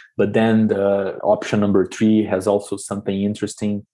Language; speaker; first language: English; non-native, fluent; Portuguese